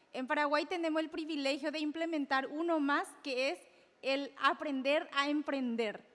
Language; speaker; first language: Spanish; native; Spanish